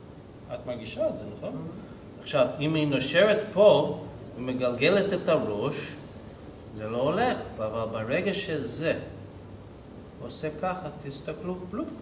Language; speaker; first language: Hebrew; non-native, fluent; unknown